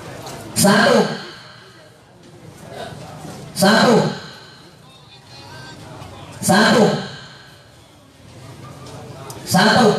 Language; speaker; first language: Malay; non-native, local second language; Javanese